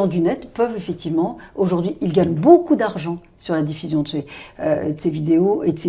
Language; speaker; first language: French; native; French